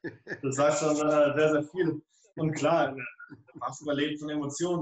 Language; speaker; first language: German; native; German